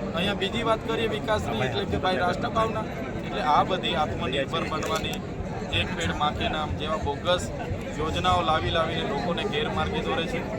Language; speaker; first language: Gujarati; non-native, local second language; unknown